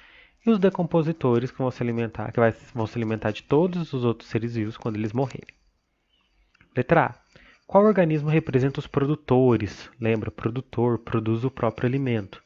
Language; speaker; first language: Portuguese; native; Portuguese